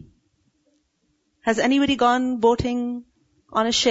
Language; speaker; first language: English; non-native, local second language; Urdu